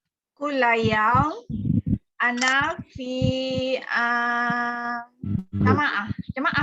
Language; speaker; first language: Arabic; non-native, learner; Malay